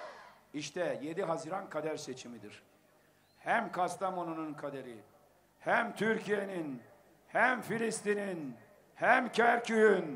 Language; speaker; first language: Turkish; native; Turkish